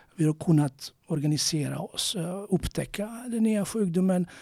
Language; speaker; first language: Swedish; non-native, fluent; Croatian